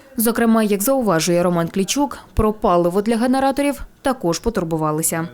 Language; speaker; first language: Ukrainian; native; Ukrainian